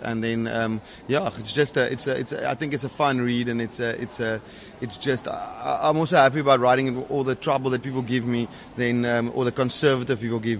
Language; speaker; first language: English; non-native, local second language; Afrikaans